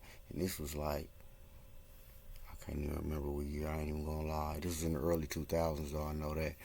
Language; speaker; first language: English; native; English